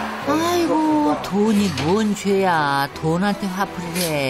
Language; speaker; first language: Korean; native; Korean